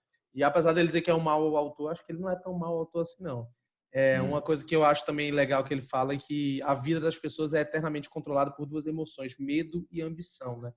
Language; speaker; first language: Portuguese; native; Portuguese